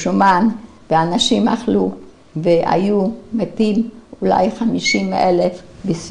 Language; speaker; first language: Hebrew; non-native, fluent; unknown